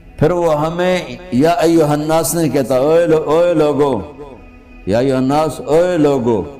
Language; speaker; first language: Urdu; non-native, local second language; Punjabi